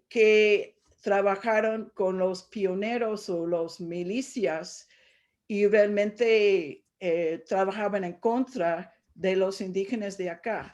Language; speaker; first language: Spanish; non-native, fluent; English